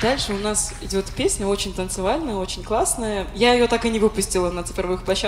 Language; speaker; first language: Russian; native; Russian